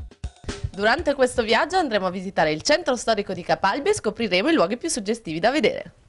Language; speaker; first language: Italian; native; Italian